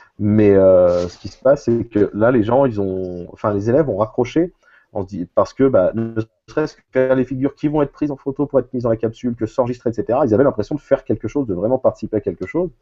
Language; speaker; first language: French; native; French